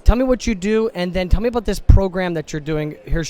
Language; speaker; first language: English; native; English